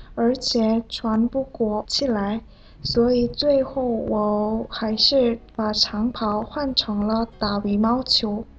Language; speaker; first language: Chinese; non-native, fluent; Korean